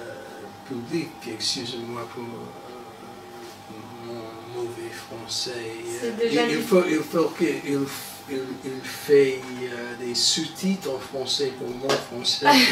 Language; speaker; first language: French; non-native, learner; English